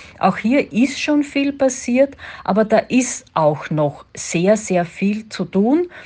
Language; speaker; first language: German; native; German